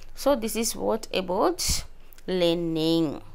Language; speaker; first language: English; non-native, local second language; Telugu